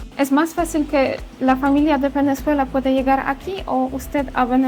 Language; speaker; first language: Spanish; non-native, learner; Polish